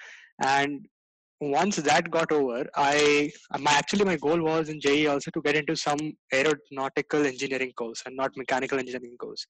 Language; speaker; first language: English; non-native, local second language; Gujarati